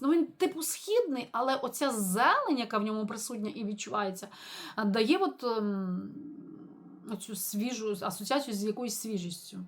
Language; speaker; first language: Ukrainian; native; Ukrainian